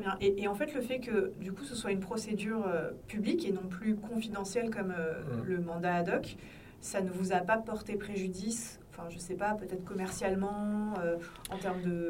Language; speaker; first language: French; native; French